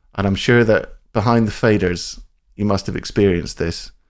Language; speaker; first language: English; native; English